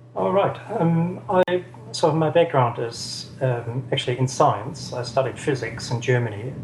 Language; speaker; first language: English; non-native, fluent; German